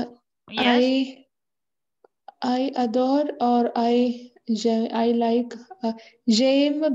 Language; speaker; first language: French; non-native, learner; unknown